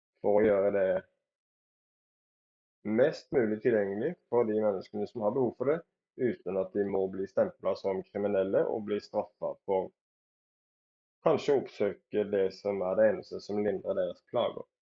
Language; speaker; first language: Norwegian; native; Norwegian